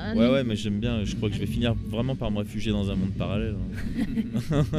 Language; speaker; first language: French; native; French